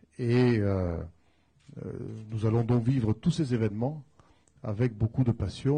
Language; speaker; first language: French; native; French